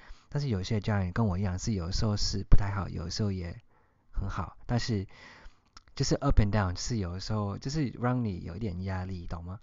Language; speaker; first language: Chinese; early bilingual, heritage; Chinese